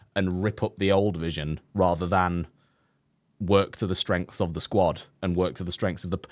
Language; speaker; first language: English; native; English